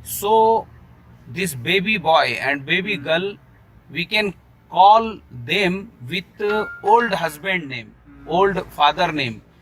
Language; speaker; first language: English; non-native, local second language; Hindi